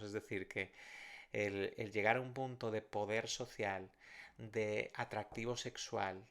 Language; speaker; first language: Spanish; native; Spanish